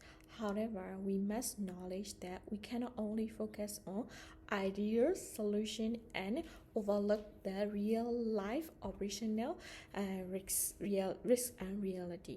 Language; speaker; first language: English; non-native, learner; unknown